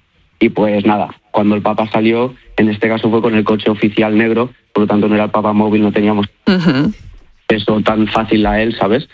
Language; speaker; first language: Spanish; native; Spanish